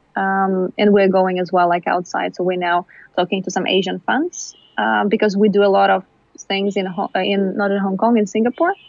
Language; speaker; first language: English; non-native, fluent; Ukrainian